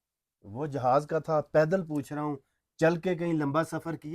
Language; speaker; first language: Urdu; non-native, local second language; Punjabi